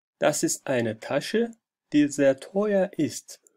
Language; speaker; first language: German; non-native, fluent; Turkish